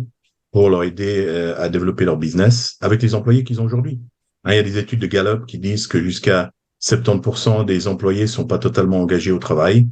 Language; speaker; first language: French; native; French